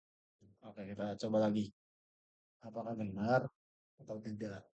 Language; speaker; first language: Indonesian; native; Indonesian